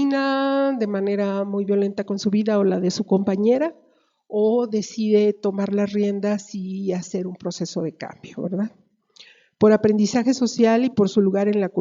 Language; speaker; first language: Spanish; native; Spanish